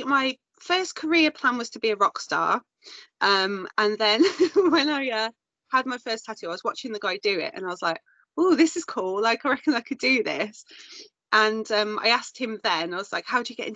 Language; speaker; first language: English; native; English